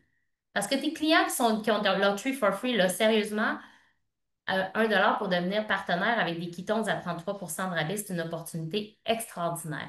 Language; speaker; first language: French; native; French